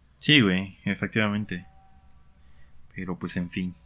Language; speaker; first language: Spanish; native; Spanish